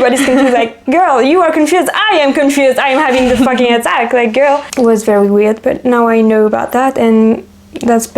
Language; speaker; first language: English; non-native, fluent; French